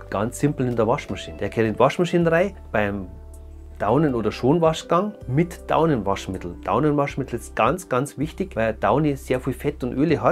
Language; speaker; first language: German; native; German